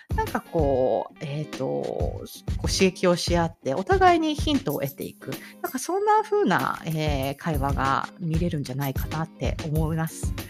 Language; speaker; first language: Japanese; native; Japanese